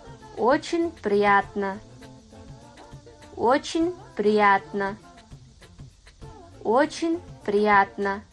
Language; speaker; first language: Russian; non-native, fluent; Kazakh